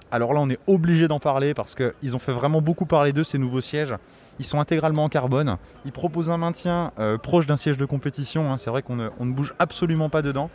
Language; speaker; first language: French; native; French